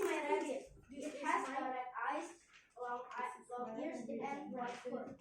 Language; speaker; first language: English; non-native, learner; Indonesian